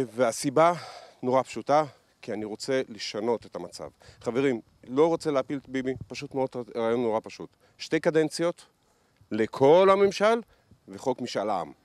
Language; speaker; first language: Hebrew; early bilingual, other home language; Russian